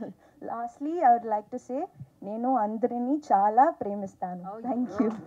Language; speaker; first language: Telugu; non-native, learner; Tamil